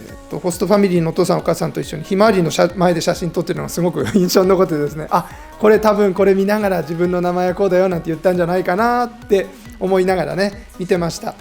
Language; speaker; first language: Japanese; native; Japanese